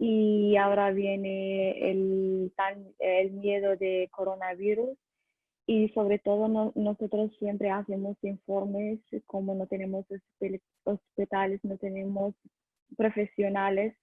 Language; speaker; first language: Spanish; non-native, learner; Arabic